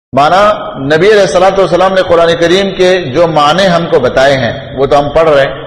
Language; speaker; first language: Urdu; non-native, local second language; Pashto